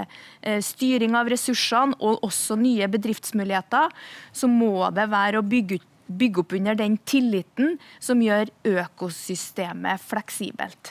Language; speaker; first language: Norwegian; native; Norwegian